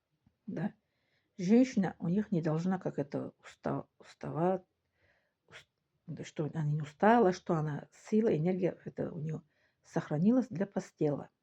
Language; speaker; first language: Russian; non-native, local second language; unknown